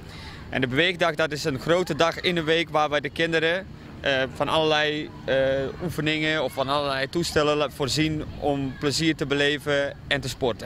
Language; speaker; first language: Dutch; native; Dutch